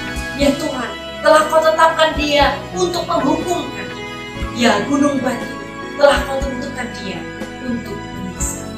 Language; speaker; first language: Indonesian; native; Indonesian